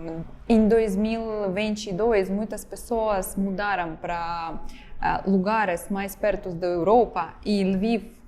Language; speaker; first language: Portuguese; non-native, fluent; Ukrainian